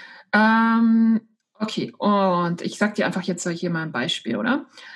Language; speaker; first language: German; native; German